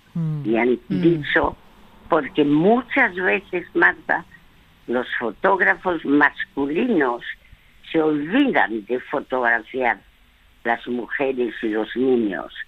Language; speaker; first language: Spanish; early bilingual, other home language; French